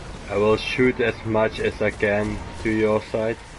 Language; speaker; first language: English; non-native, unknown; Dutch